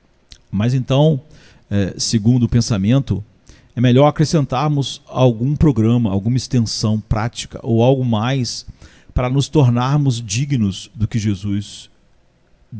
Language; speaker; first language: Portuguese; native; Portuguese